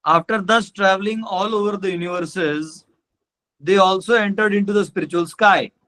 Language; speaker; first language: English; non-native, local second language; Hindi